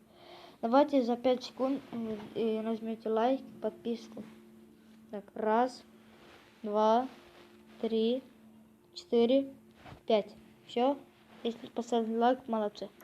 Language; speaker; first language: Russian; non-native, local second language; Ukrainian